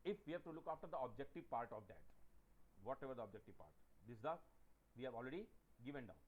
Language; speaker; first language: English; non-native, local second language; Hindi